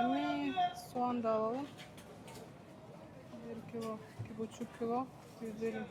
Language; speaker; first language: Turkish; non-native, fluent; Russian